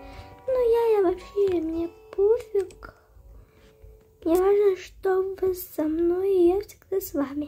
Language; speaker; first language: Russian; early bilingual, heritage; Russian